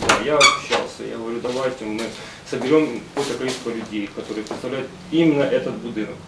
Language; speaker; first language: Russian; non-native, local second language; Ukrainian